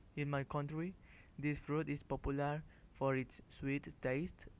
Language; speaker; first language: English; non-native, learner; Spanish